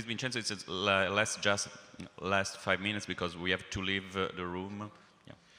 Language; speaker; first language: English; non-native, fluent; Italian